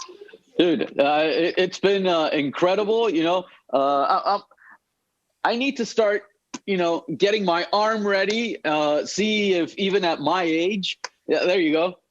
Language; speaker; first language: English; native; English